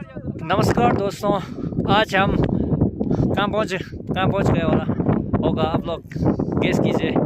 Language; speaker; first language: Hindi; non-native, fluent; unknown